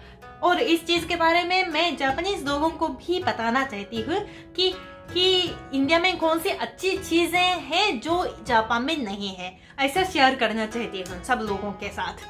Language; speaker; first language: Hindi; non-native, fluent; Japanese